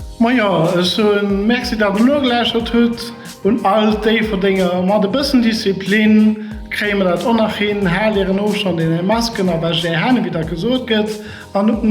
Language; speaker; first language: German; non-native, local second language; Luxembourgish